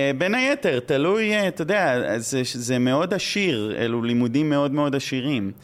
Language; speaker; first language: Hebrew; native; Hebrew